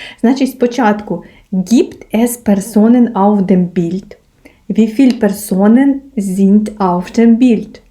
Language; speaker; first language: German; non-native, fluent; Ukrainian